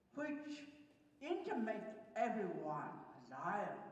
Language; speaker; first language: English; non-native, fluent; Chinese